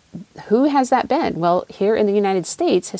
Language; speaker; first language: English; native; English